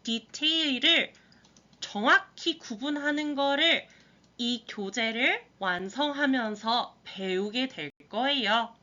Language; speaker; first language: Korean; early bilingual, heritage; Korean